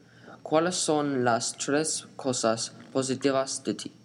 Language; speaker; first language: Spanish; non-native, learner; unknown